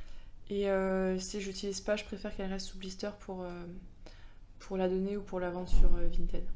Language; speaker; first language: French; native; French